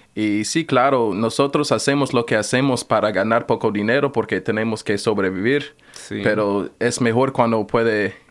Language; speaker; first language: Spanish; non-native, fluent; English